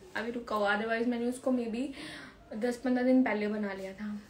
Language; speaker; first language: Hindi; native; Hindi